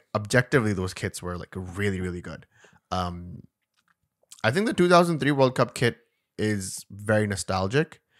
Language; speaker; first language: English; non-native, local second language; Urdu